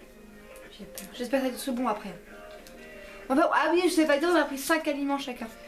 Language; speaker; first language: French; early bilingual, other home language; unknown